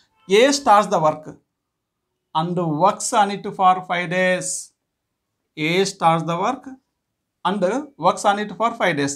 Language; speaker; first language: English; non-native, local second language; Telugu